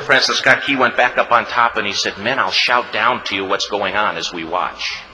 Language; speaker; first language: English; native; English